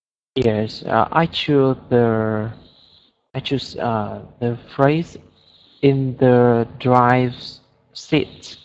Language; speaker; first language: English; non-native, learner; Vietnamese